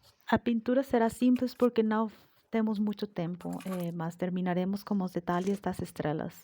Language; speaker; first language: Portuguese; non-native, learner; Spanish